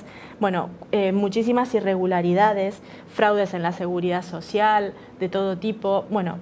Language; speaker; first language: Spanish; native; Spanish